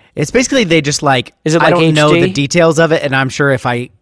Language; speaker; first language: English; native; English